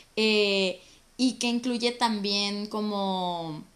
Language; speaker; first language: Spanish; native; Spanish